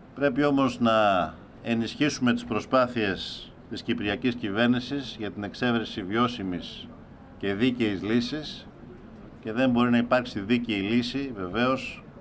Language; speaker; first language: Greek; native; Greek